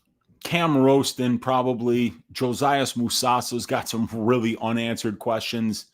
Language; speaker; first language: English; native; English